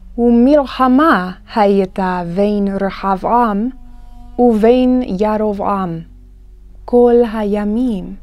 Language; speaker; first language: Hebrew; non-native, fluent; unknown